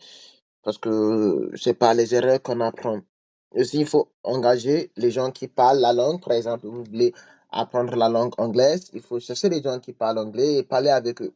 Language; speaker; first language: French; non-native, learner; English